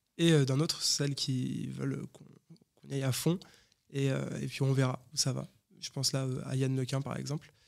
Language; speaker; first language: French; native; French